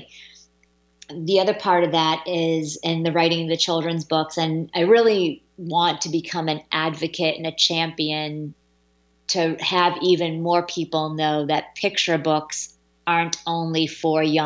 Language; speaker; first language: English; native; English